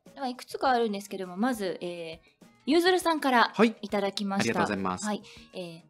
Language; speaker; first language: Japanese; native; Japanese